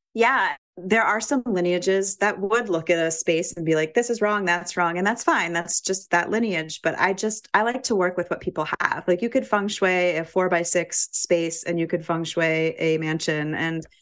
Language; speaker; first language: English; native; English